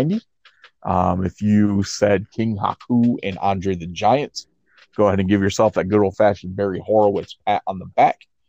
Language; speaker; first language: English; native; English